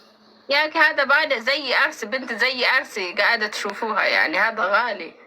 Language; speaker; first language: Arabic; native; Arabic